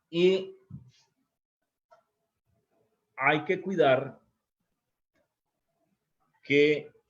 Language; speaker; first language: Spanish; native; Spanish